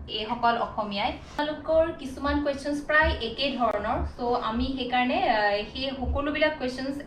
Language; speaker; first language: Assamese; non-native, local second language; Mising